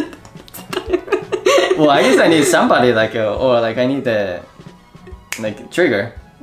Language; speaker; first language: English; non-native, fluent; Japanese